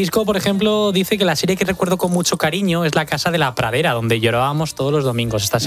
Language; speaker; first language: Spanish; native; Spanish